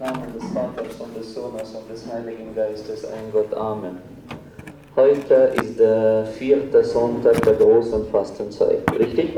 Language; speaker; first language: German; non-native, fluent; Arabic